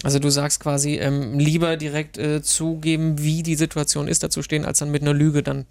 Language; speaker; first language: German; native; German